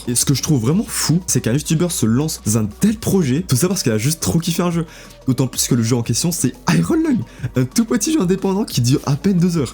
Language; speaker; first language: French; native; French